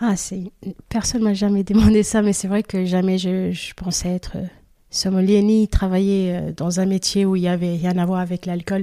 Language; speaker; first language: French; non-native, fluent; Kabuverdianu